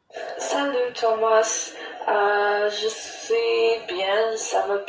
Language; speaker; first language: French; non-native, learner; English